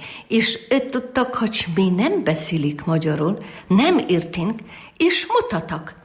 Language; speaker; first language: Hungarian; non-native, learner; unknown